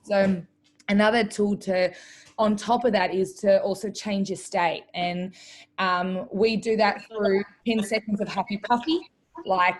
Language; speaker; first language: English; native; English